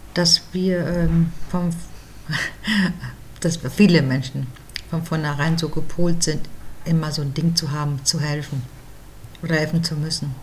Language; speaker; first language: German; native; German